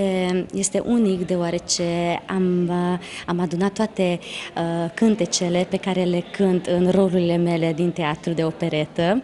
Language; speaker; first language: Romanian; non-native, local second language; Hungarian